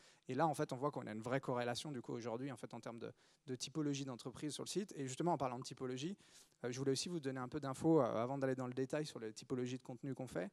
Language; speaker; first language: French; native; French